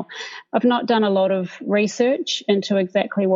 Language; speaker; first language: English; native; English